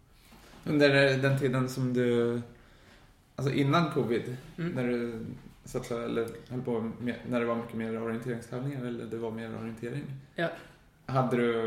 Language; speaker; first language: Swedish; native; Swedish